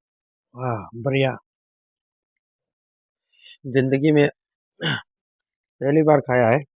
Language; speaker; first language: Hindi; non-native, local second language; Manipuri